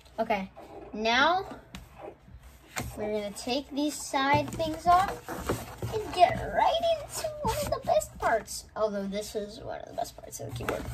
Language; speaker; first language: English; native; English